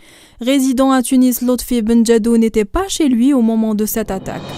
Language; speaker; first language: French; non-native, local second language; Arabic